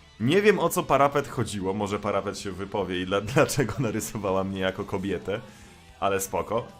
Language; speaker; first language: Polish; native; Polish